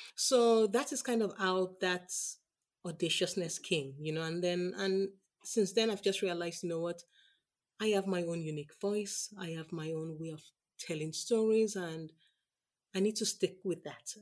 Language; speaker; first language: English; non-native, local second language; Yoruba